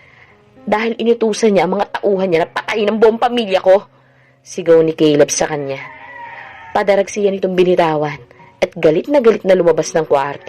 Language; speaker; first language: Filipino; native; Filipino